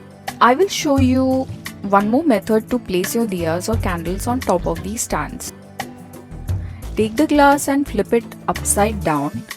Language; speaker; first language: English; non-native, local second language; Hindi